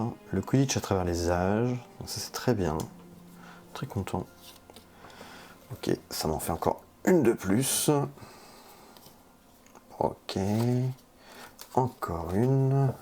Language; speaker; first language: French; native; French